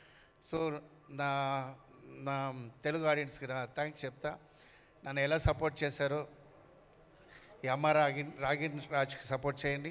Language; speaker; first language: Telugu; non-native, fluent; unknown